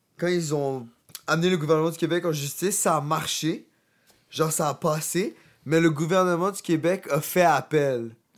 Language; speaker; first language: French; native; French